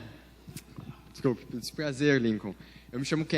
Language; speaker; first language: Portuguese; native; Portuguese